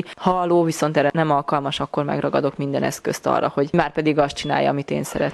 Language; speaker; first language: Hungarian; native; Hungarian